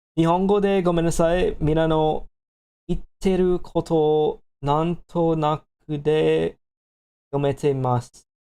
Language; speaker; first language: Japanese; non-native, learner; English